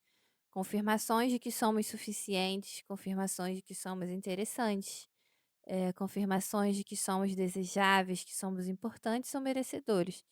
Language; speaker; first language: Portuguese; native; Portuguese